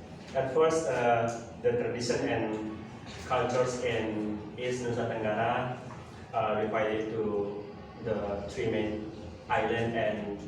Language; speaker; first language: English; non-native, learner; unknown